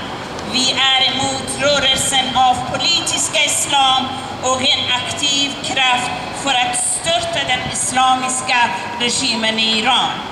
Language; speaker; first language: Swedish; non-native, learner; Persian